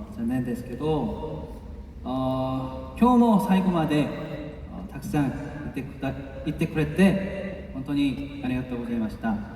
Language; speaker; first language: Japanese; non-native, learner; Korean